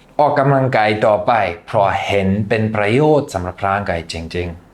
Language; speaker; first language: Thai; non-native, fluent; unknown